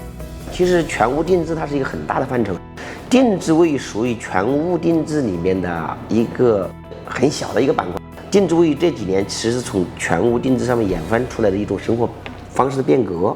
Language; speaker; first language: Chinese; native; Chinese